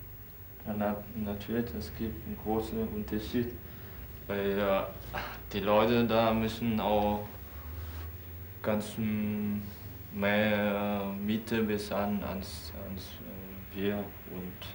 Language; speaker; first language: German; non-native, learner; Vietnamese